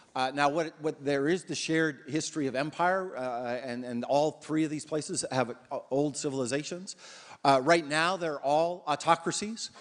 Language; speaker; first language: English; native; English